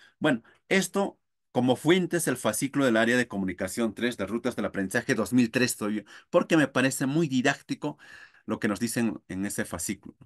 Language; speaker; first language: Spanish; non-native, local second language; Quechua